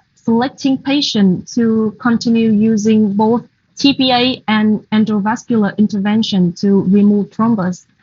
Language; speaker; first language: English; non-native, fluent; Vietnamese